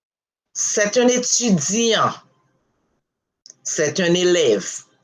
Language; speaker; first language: French; non-native, local second language; Haitian Creole